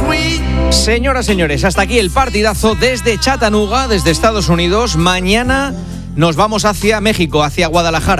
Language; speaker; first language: Spanish; native; Spanish